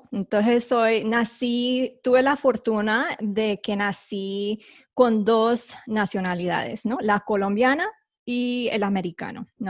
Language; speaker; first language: Spanish; early bilingual, heritage; Spanish